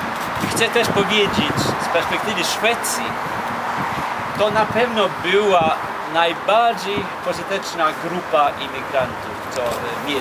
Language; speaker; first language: Polish; non-native, fluent; Swedish